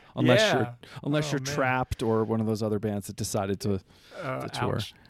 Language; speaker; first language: English; native; English